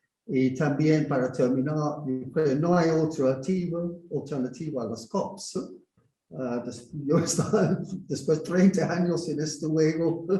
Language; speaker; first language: Spanish; non-native, fluent; English